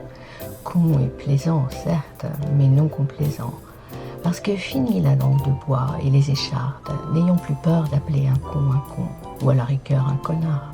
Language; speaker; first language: French; native; French